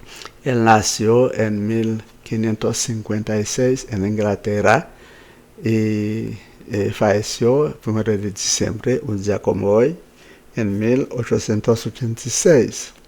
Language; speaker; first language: Spanish; non-native, fluent; Haitian Creole